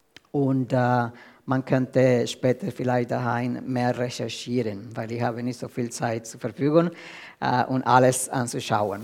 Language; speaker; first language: German; non-native, fluent; Spanish